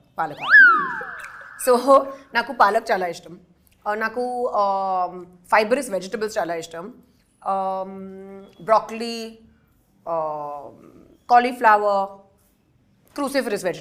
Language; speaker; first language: Telugu; non-native, learner; Hindi